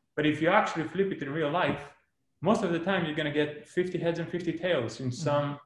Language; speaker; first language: English; non-native, fluent; Greek